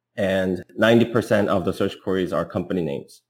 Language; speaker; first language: English; non-native, fluent; Korean